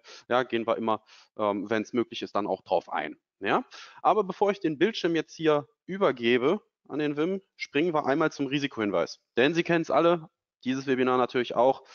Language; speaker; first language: German; native; German